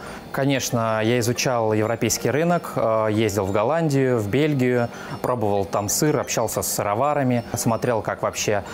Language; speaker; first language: Russian; native; Russian